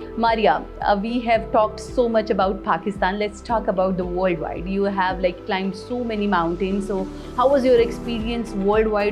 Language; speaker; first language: English; non-native, fluent; Urdu